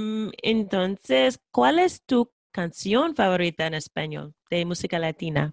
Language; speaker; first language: Spanish; non-native, fluent; English